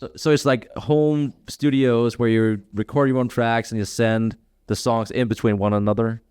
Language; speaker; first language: English; non-native, fluent; Danish